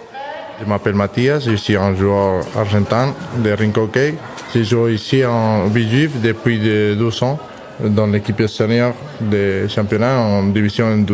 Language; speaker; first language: French; non-native, fluent; Spanish